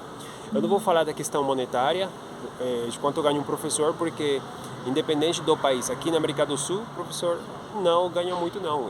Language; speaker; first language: Portuguese; non-native, fluent; Spanish